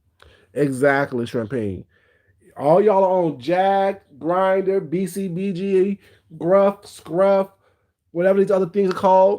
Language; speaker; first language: English; native; English